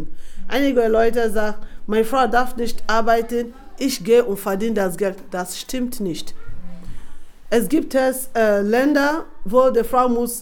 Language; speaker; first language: German; non-native, fluent; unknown